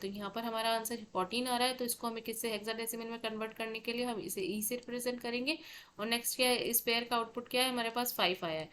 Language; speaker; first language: Hindi; native; Hindi